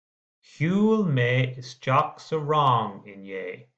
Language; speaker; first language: Irish; non-native, local second language; English